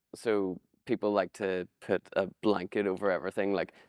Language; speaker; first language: English; native; English